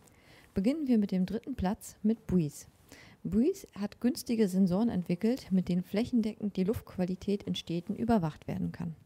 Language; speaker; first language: German; native; German